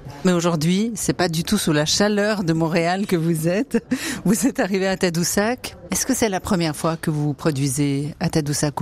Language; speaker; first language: French; native; French